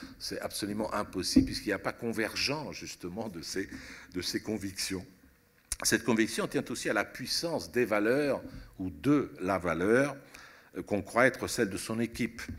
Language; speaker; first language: French; early bilingual, other home language; Italian